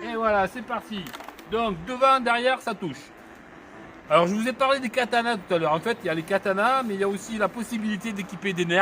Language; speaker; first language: French; native; French